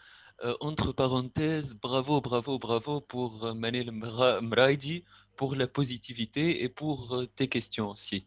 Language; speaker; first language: French; non-native, local second language; Arabic